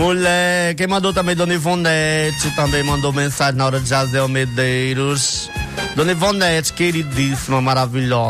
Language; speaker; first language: Portuguese; native; Portuguese